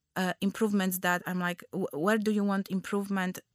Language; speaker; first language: English; non-native, fluent; Polish